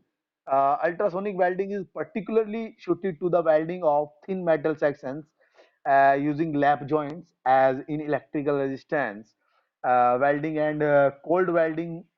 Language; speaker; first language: English; non-native, local second language; Hindi